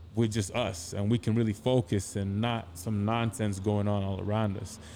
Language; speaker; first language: English; non-native, local second language; Igbo